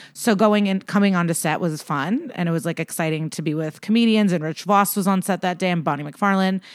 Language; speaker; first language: English; early bilingual, other home language; Russian